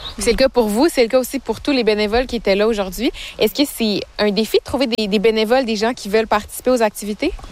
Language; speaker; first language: French; native; French